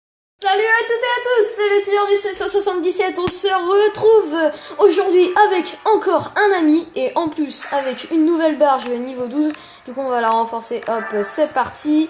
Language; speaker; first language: French; native; French